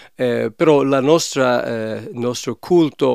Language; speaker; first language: Italian; non-native, fluent; English